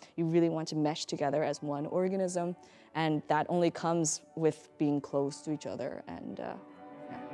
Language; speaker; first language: English; native; English